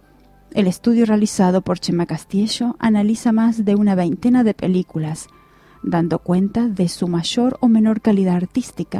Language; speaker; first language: Spanish; native; Spanish